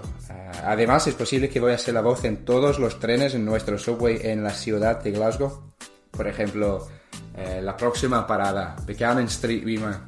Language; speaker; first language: Spanish; non-native, learner; English